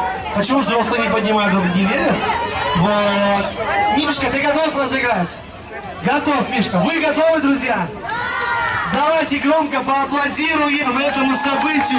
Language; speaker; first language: Russian; native; Russian